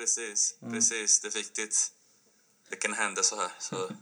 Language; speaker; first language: Swedish; non-native, fluent; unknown